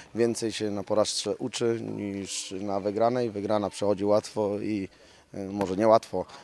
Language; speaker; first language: Polish; native; Polish